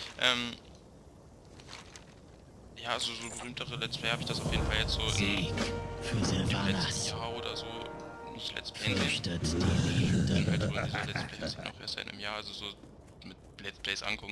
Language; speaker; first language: German; native; German